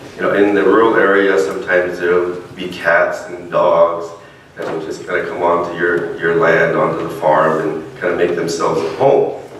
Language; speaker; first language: English; native; English